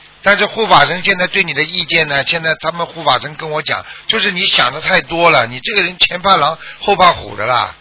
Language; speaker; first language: Chinese; native; Chinese